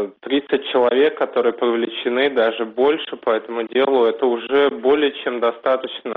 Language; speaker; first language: Russian; native; Russian